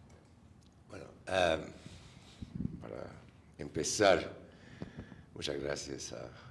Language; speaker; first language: Spanish; non-native, fluent; English